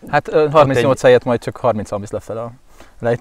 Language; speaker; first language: Hungarian; native; Hungarian